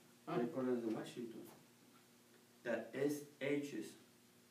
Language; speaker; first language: English; non-native, learner; Spanish